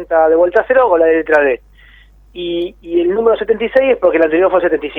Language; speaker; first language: Spanish; native; Spanish